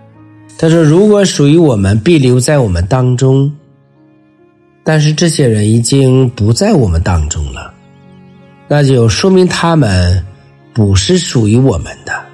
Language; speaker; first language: Chinese; native; Chinese